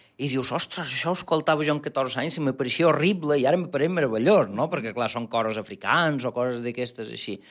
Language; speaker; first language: Catalan; non-native, local second language; Spanish